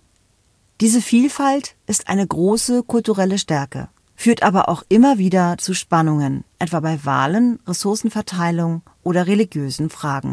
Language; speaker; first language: German; native; German